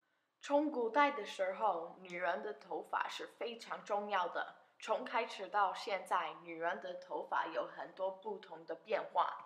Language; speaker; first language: Chinese; non-native, learner; English